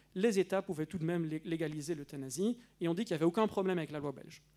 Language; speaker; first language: French; native; French